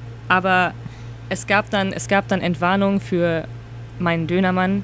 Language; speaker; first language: German; native; German